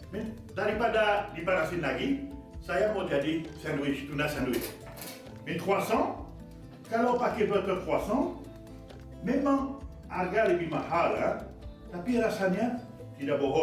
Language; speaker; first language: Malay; non-native, fluent; French